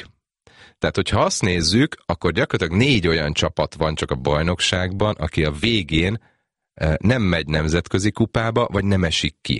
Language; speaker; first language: Hungarian; native; Hungarian